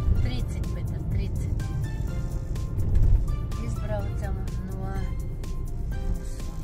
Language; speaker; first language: Latvian; non-native, local second language; Russian